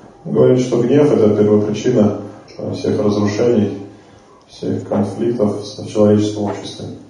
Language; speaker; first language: Russian; native; Russian